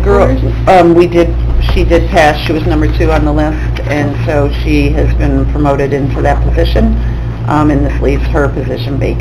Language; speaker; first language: English; native; English